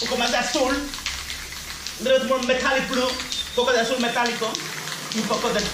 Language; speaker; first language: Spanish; native; Spanish